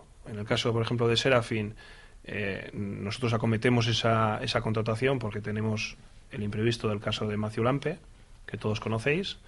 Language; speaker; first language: Spanish; native; Spanish